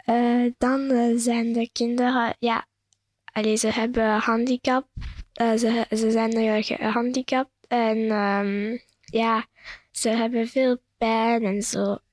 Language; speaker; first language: Dutch; non-native, local second language; French